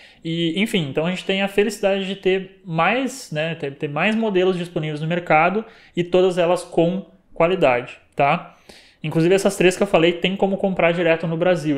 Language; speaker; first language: Portuguese; native; Portuguese